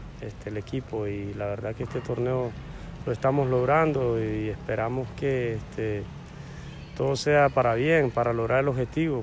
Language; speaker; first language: Spanish; native; Spanish